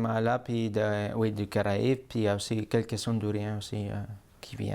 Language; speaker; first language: French; native; French